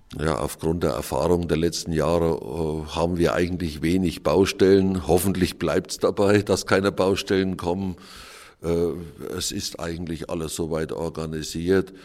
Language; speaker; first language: German; native; German